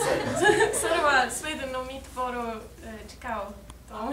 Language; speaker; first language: Japanese; non-native, learner; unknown